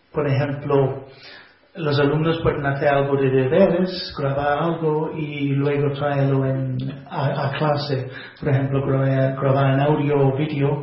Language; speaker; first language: Spanish; non-native, fluent; English